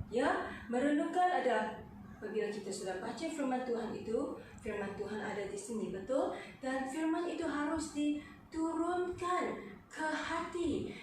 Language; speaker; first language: Malay; non-native, local second language; Chinese